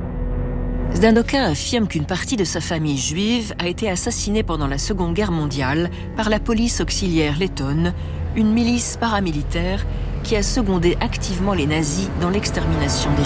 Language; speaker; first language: French; native; French